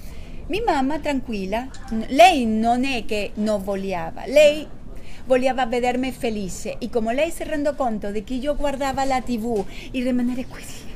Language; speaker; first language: Italian; non-native, learner; Spanish